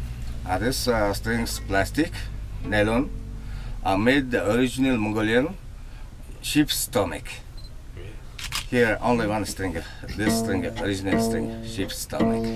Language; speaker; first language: English; non-native, learner; Mongolian